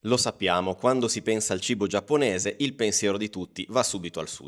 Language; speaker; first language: Italian; native; Italian